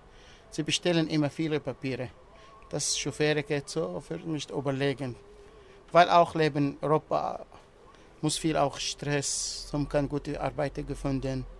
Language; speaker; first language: German; non-native, learner; Arabic